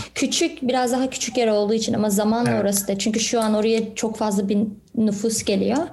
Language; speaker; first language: Turkish; early bilingual, heritage; Turkish